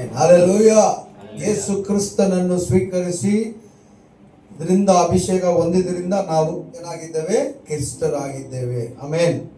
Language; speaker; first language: Kannada; non-native, local second language; Tamil